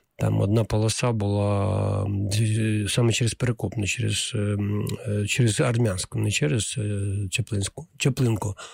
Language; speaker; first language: Ukrainian; non-native, local second language; Russian